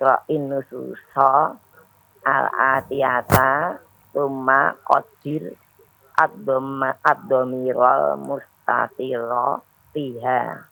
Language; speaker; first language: Arabic; non-native, learner; Indonesian